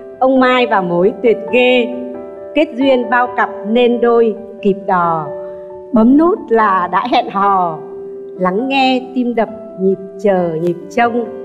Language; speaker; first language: Vietnamese; native; Vietnamese